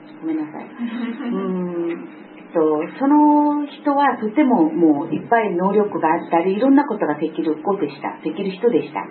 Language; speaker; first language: Japanese; non-native, fluent; Korean